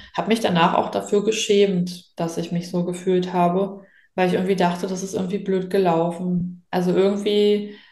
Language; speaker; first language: German; native; German